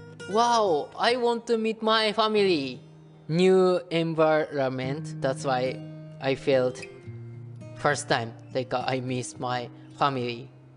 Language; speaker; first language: English; non-native, learner; Japanese